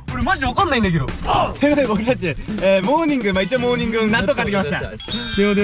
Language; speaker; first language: Japanese; native; Japanese